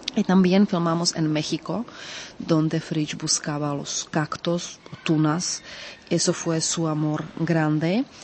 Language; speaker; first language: Spanish; non-native, fluent; Czech